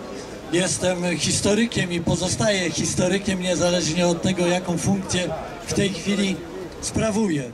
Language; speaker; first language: Polish; native; Polish